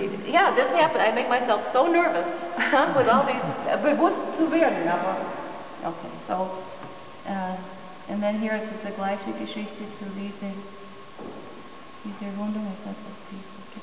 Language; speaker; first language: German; non-native, learner; English